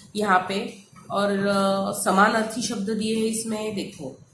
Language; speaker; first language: Hindi; non-native, local second language; Marathi